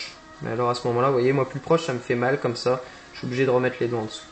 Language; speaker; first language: French; native; French